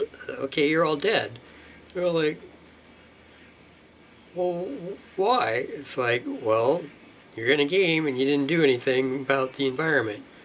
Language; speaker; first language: English; native; English